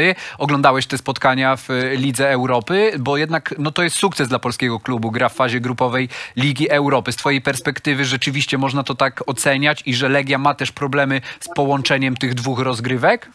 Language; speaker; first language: Polish; native; Polish